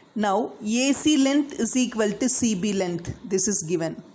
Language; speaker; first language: English; non-native, local second language; Tamil